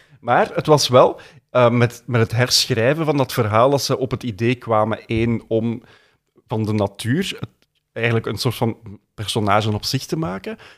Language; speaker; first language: Dutch; native; Dutch